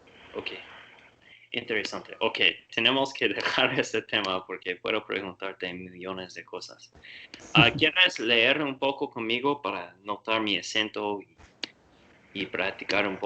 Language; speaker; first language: Spanish; non-native, learner; English